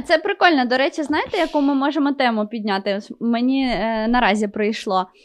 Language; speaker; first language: Ukrainian; non-native, local second language; Russian